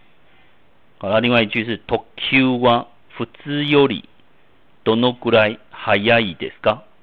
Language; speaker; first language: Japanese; non-native, fluent; Chinese